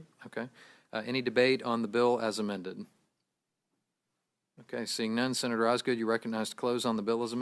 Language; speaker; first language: English; native; English